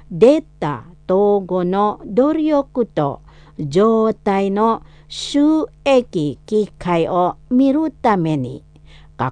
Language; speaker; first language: Japanese; non-native, learner; Indonesian